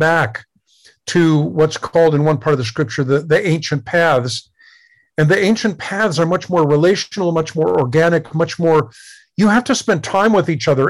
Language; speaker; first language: English; native; English